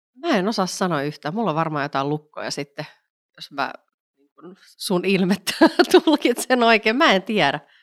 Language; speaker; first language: Finnish; native; Finnish